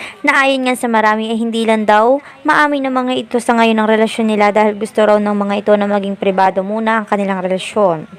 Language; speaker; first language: Filipino; native; Filipino